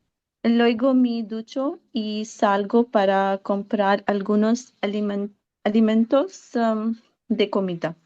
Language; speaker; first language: Spanish; non-native, learner; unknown